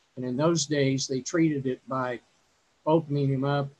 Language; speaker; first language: English; native; English